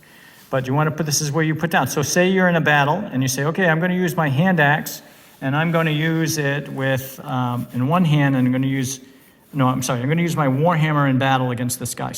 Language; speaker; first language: English; native; English